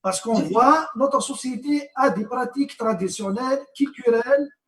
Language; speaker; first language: French; non-native, local second language; Arabic